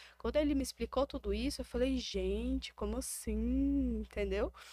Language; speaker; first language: Portuguese; native; Portuguese